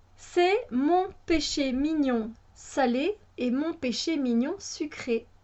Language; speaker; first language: French; native; French